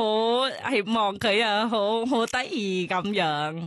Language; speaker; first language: Cantonese; non-native, learner; Thai